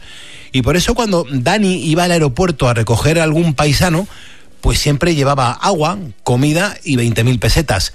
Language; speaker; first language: Spanish; native; Spanish